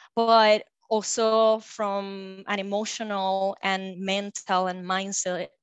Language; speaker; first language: English; non-native, fluent; Spanish